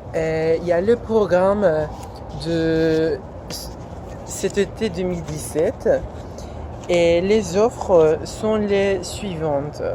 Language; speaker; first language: French; non-native, fluent; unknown